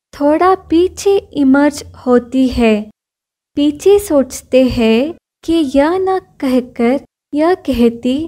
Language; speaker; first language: Hindi; non-native, local second language; Kannada